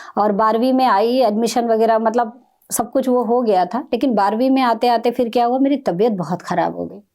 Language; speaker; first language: Hindi; native; Hindi